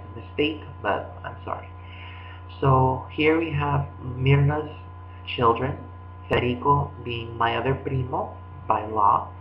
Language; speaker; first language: English; early bilingual, other home language; Spanish